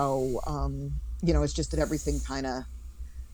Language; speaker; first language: English; native; English